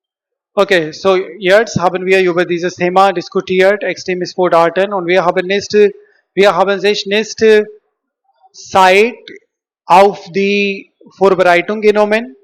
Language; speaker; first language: German; non-native, learner; Hindi